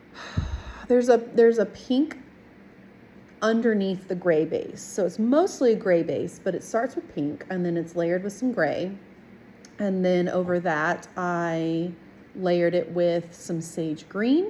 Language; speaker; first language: English; native; English